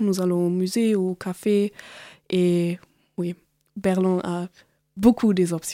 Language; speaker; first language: French; non-native, learner; German